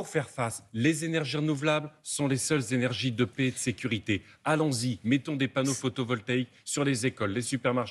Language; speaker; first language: French; native; French